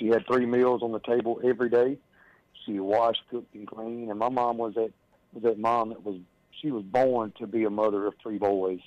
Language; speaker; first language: English; native; English